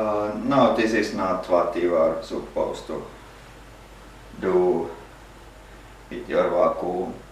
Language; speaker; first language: English; non-native, fluent; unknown